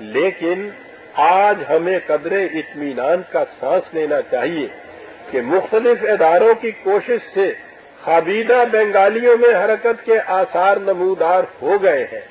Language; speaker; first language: Urdu; native; Urdu